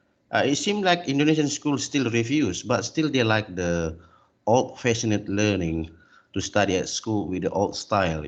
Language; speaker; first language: English; non-native, learner; Indonesian